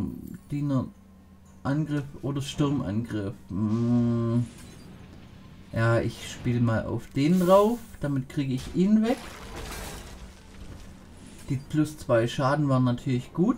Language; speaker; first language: German; native; German